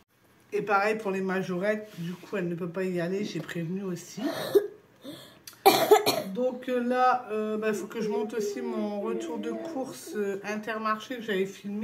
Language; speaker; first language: French; native; French